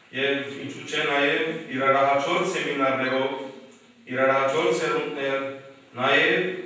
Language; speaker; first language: Armenian; early bilingual, heritage; Armenian